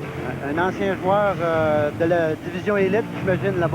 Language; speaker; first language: French; native; French